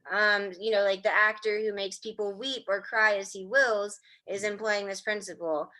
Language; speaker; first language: English; native; English